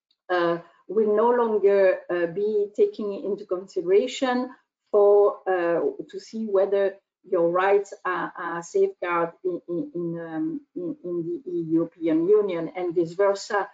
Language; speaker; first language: English; non-native, fluent; French